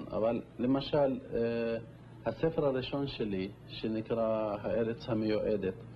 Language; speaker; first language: Hebrew; non-native, local second language; Arabic